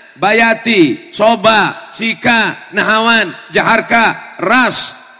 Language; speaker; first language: Indonesian; native; Indonesian